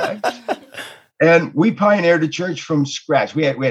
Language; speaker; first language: English; native; English